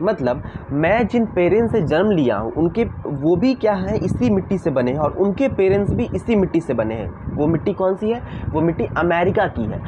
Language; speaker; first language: Hindi; native; Hindi